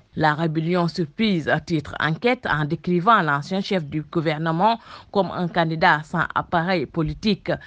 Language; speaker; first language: French; non-native, local second language; Wolof